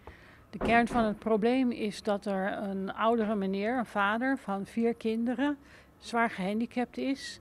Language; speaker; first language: Dutch; native; Dutch